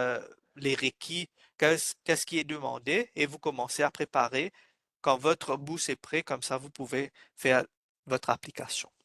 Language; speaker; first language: French; non-native, fluent; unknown